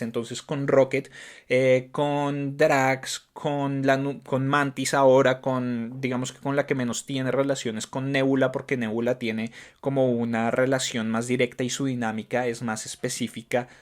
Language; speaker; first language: Spanish; native; Spanish